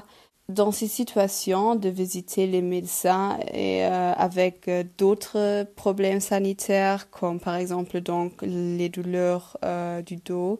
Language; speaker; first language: French; non-native, local second language; Luxembourgish